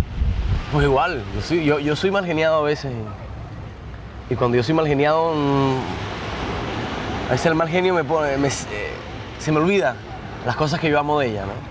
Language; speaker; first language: Spanish; native; Spanish